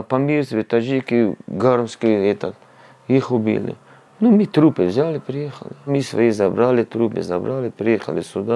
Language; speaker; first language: Russian; non-native, local second language; Tajik